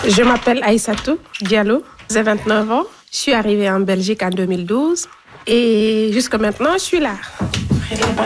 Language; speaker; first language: French; non-native, local second language; Fula